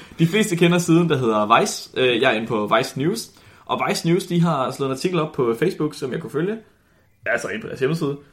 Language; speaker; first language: Danish; native; Danish